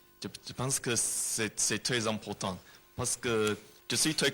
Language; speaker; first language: French; non-native, learner; Chinese